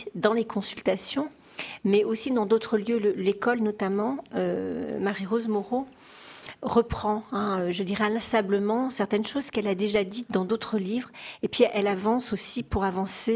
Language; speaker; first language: French; native; French